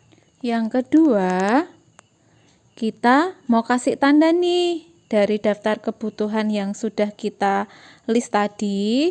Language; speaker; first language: Indonesian; native; Indonesian